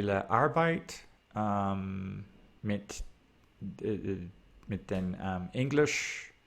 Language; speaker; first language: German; non-native, learner; English